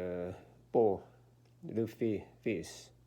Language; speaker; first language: French; non-native, learner; Korean